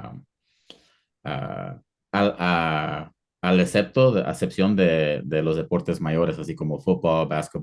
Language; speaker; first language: Spanish; early bilingual, heritage; Spanish